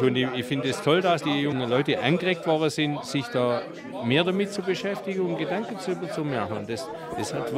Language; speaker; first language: German; native; German